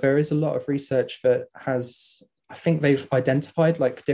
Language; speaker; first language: English; native; English